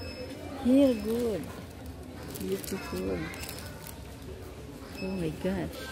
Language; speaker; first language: English; non-native, learner; Filipino